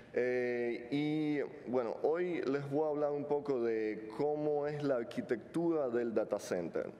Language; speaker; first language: Spanish; non-native, fluent; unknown